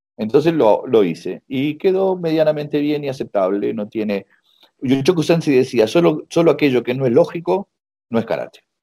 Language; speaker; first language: Spanish; native; Spanish